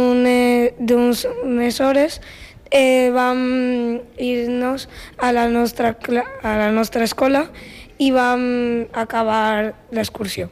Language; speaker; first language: Catalan; non-native, local second language; Spanish